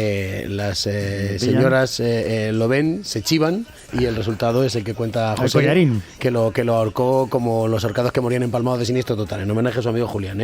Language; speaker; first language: Spanish; native; Spanish